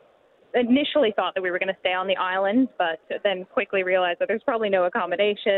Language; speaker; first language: English; native; English